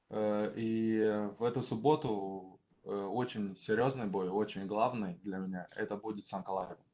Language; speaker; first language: Russian; non-native, local second language; Romanian